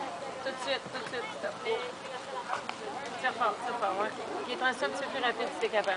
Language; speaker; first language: French; native; French